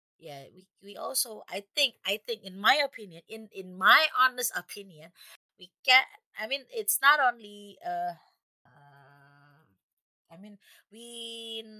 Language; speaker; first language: English; non-native, fluent; Indonesian